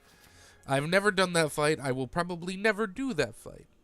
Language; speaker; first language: English; native; English